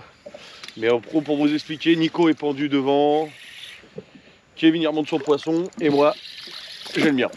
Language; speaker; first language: French; native; French